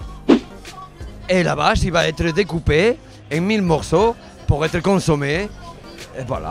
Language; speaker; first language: French; non-native, fluent; Spanish